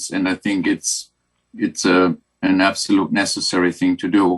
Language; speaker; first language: English; non-native, fluent; German